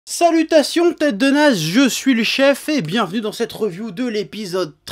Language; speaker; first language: French; native; French